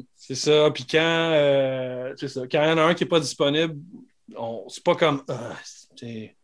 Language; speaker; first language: French; native; French